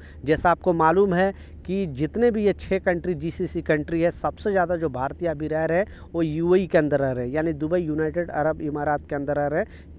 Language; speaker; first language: Hindi; native; Hindi